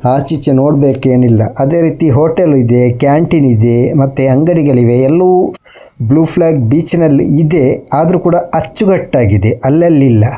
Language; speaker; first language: Kannada; native; Kannada